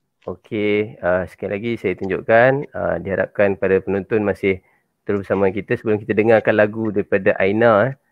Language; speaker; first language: Malay; native; Malay